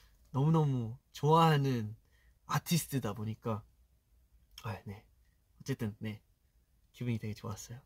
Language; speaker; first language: Korean; early bilingual, heritage; Korean